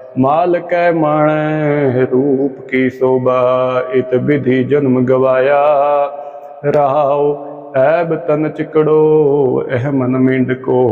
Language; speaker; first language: Hindi; non-native, local second language; Punjabi